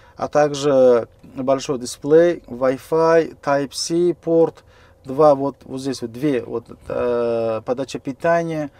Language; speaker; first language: Russian; non-native, local second language; Uzbek